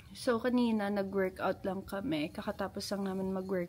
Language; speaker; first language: Filipino; native; Filipino